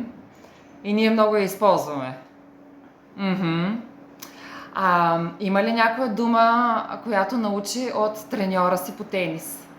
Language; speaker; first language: Bulgarian; native; Bulgarian